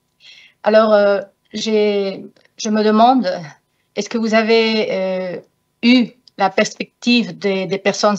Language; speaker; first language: French; non-native, fluent; Spanish